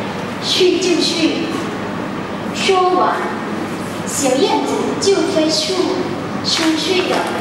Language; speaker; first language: Chinese; non-native, learner; Thai